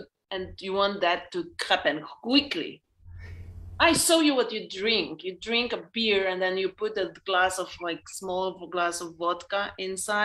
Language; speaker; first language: English; non-native, fluent; Polish